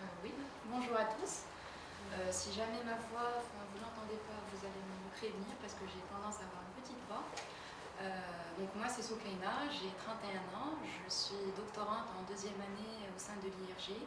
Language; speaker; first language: French; native; French